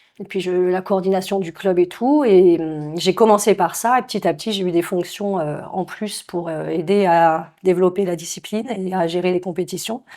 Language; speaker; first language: French; native; French